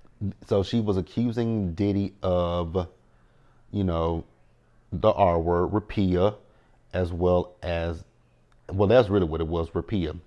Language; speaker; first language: English; native; English